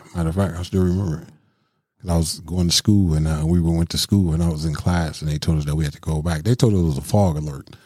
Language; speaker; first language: English; native; English